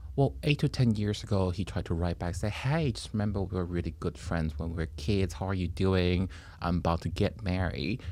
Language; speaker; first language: English; non-native, fluent; Chinese